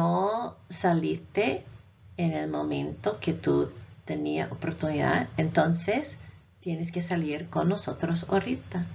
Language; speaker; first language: Spanish; non-native, fluent; English